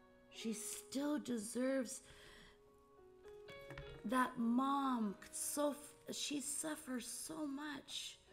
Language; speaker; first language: English; early bilingual, other home language; Portuguese